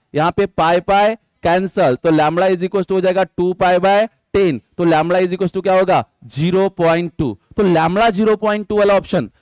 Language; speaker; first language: Hindi; non-native, local second language; Marathi